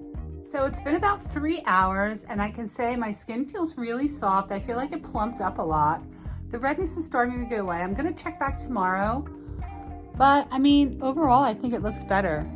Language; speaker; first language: English; native; English